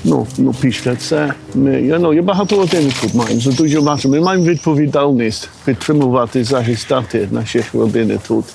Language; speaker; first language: Ukrainian; early bilingual, heritage; Ukrainian